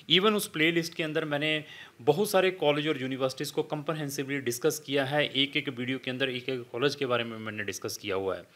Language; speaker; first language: Hindi; non-native, local second language; Punjabi